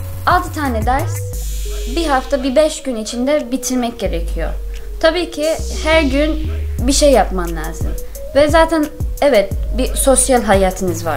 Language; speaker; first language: Turkish; non-native, learner; English